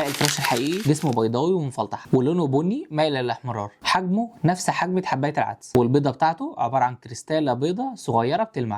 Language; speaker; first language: Arabic; native; Arabic